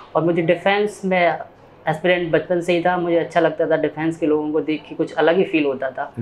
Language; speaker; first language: Hindi; native; Hindi